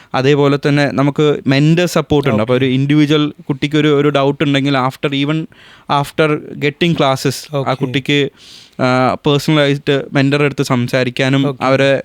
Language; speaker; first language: Malayalam; native; Malayalam